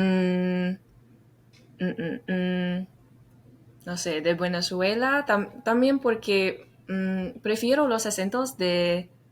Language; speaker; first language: Spanish; non-native, fluent; English